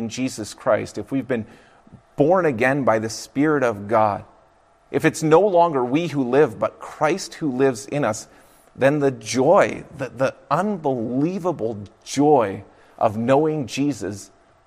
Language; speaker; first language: English; native; English